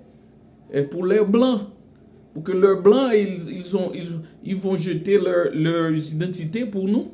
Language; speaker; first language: French; non-native, local second language; Haitian Creole